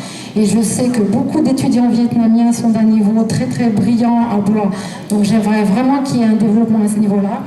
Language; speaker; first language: French; native; French